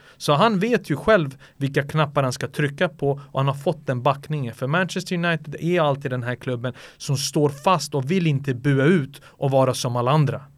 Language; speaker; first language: Swedish; early bilingual, other home language; Serbian